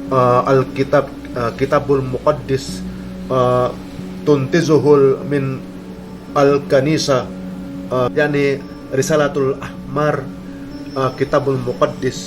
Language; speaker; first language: Arabic; non-native, learner; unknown